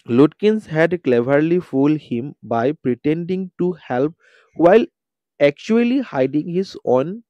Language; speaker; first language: English; non-native, local second language; Assamese